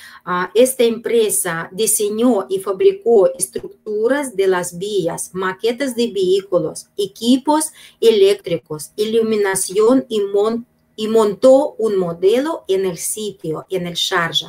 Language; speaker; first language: Spanish; non-native, fluent; Russian